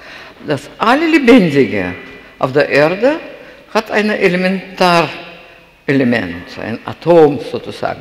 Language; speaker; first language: German; non-native, fluent; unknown